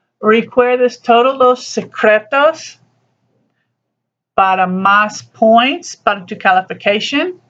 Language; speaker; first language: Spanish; non-native, learner; English